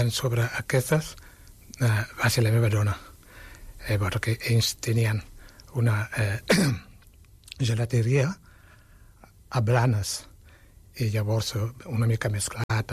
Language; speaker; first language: Catalan; non-native, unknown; Wolof